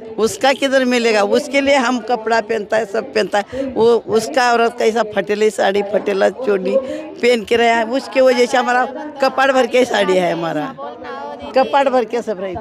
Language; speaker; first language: Hindi; non-native, local second language; Marathi